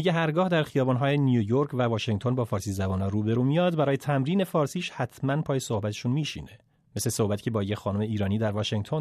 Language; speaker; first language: Persian; native; Persian